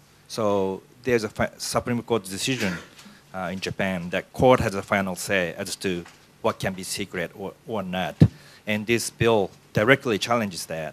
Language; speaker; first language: English; non-native, fluent; Japanese